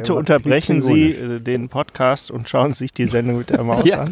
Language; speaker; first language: German; native; German